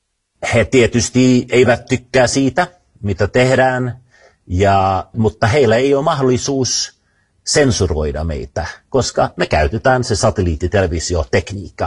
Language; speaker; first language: Finnish; non-native, fluent; Swedish